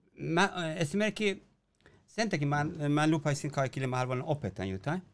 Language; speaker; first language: Finnish; non-native, learner; Persian